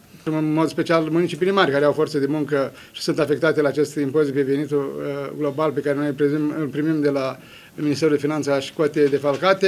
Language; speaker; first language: Romanian; native; Romanian